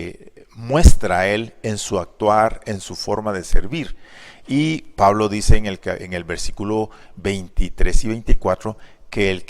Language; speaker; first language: Spanish; native; Spanish